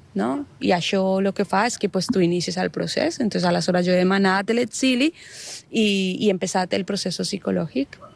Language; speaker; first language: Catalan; non-native, learner; Spanish